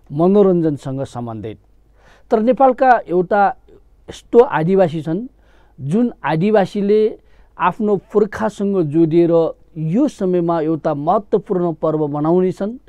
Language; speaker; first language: Nepali; non-native, local second language; Newari